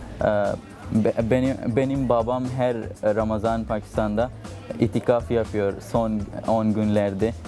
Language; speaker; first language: Turkish; non-native, fluent; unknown